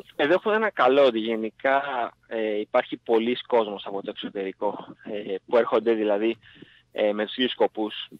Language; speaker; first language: Greek; native; Greek